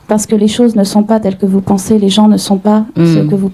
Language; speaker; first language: French; native; French